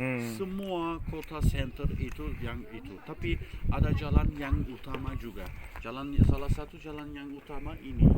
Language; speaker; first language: Indonesian; non-native, fluent; Turkish